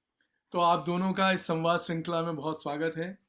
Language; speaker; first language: Hindi; native; Hindi